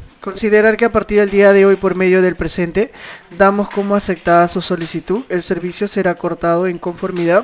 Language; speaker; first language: Spanish; native; Spanish